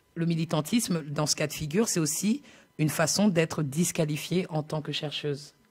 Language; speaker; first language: French; native; French